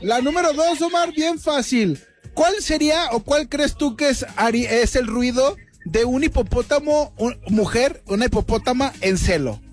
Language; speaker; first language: Spanish; native; Spanish